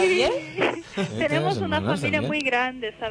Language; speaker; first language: Spanish; non-native, learner; Portuguese